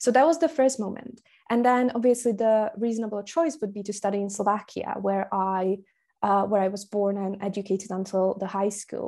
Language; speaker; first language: English; non-native, fluent; Slovak